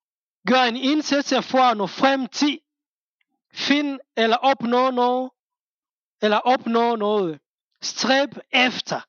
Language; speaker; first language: Danish; non-native, fluent; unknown